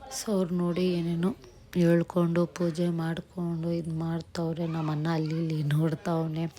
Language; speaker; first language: Kannada; non-native, local second language; Nepali